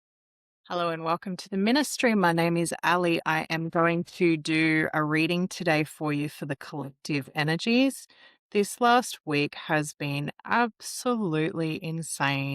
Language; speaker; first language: English; native; English